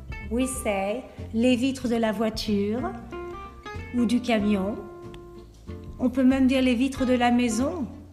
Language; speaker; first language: French; native; French